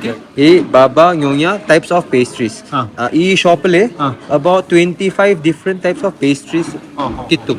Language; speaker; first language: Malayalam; early bilingual, heritage; Malayalam